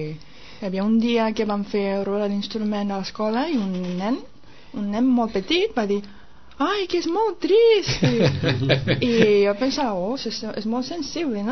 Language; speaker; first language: Catalan; non-native, fluent; Japanese